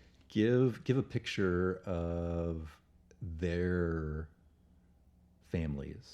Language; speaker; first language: English; native; English